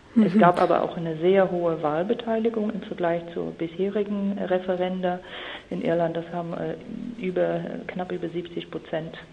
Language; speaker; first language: German; non-native, fluent; English